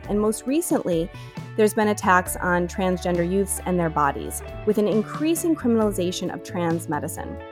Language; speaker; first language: English; native; English